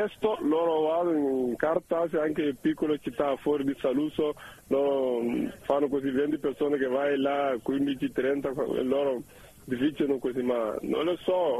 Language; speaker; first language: Italian; non-native, learner; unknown